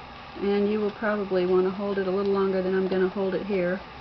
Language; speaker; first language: English; native; English